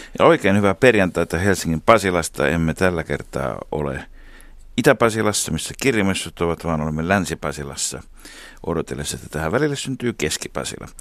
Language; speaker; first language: Finnish; native; Finnish